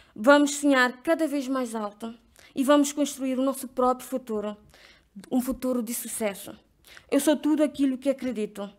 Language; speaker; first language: Portuguese; non-native, local second language; Kabuverdianu